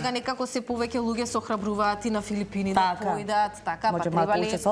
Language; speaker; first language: Macedonian; native; Macedonian